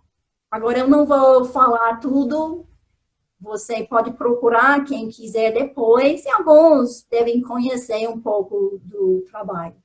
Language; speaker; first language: Portuguese; non-native, fluent; English